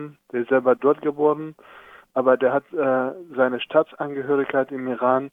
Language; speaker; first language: German; non-native, fluent; Persian